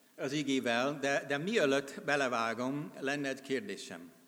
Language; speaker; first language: Hungarian; non-native, fluent; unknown